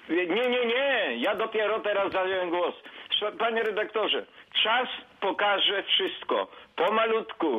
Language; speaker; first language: Polish; native; Polish